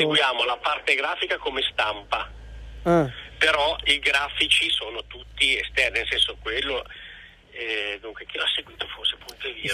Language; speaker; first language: Italian; native; Italian